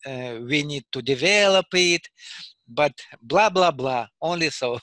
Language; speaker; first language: English; non-native, learner; Russian